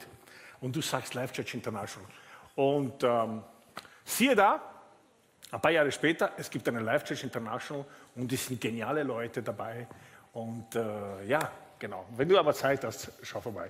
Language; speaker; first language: German; non-native, fluent; Italian